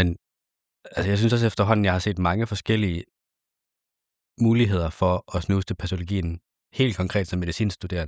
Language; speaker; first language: Danish; native; Danish